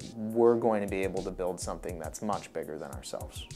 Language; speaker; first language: English; native; English